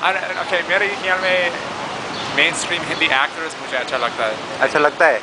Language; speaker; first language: Hindi; non-native, learner; English